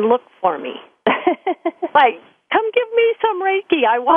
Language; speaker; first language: English; native; English